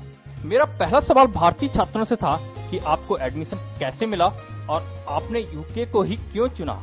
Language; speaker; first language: Hindi; native; Hindi